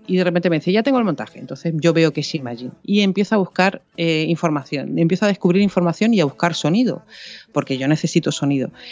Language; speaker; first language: Spanish; native; Spanish